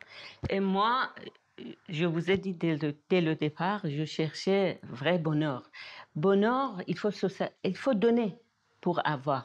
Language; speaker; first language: French; non-native, fluent; Persian